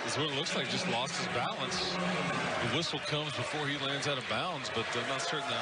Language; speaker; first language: English; native; English